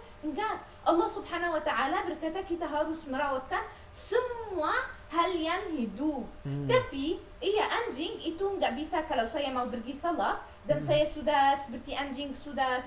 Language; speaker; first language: Indonesian; non-native, learner; Arabic